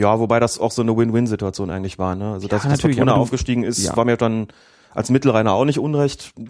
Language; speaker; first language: German; native; German